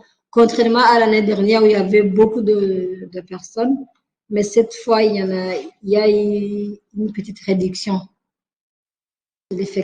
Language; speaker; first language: French; non-native, local second language; Rundi